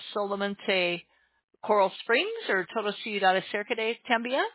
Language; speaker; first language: Spanish; non-native, learner; English